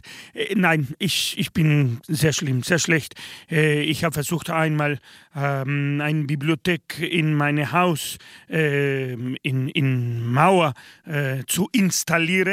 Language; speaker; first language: German; non-native, fluent; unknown